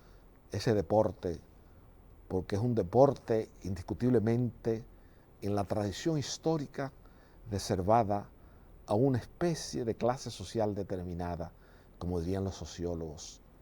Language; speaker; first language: Spanish; native; Spanish